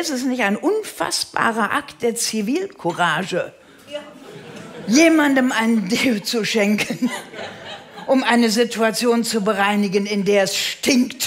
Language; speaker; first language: German; native; German